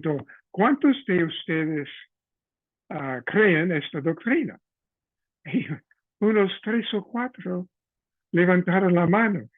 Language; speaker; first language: Spanish; non-native, fluent; English